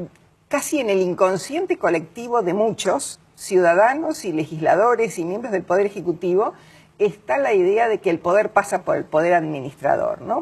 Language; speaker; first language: Spanish; native; Spanish